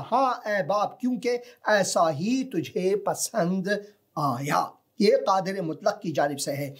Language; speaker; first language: Hindi; non-native, fluent; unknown